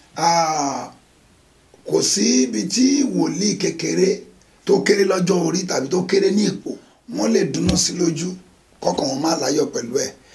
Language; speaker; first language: Yoruba; non-native, local second language; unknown